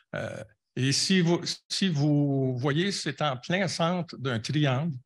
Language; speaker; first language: French; native; French